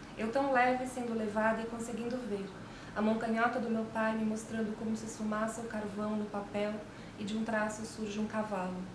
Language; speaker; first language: Portuguese; early bilingual, other home language; Spanish